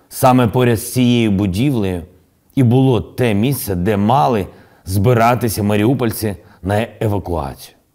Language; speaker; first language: Ukrainian; non-native, local second language; Russian